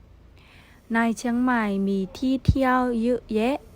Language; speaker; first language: Thai; non-native, fluent; Burmese